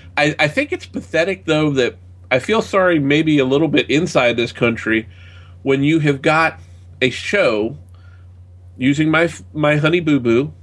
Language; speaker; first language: English; native; English